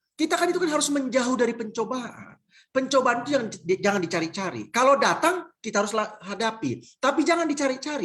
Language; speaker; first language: Indonesian; native; Indonesian